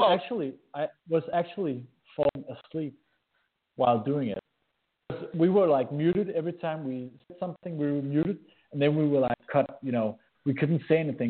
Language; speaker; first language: English; non-native, fluent; Danish